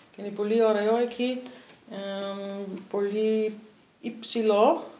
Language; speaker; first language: Greek; non-native, learner; German